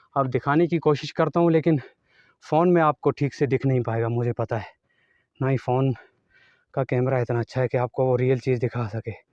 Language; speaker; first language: Urdu; non-native, local second language; Northern Hindko